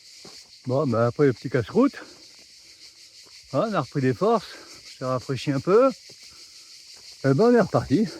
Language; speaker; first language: French; native; French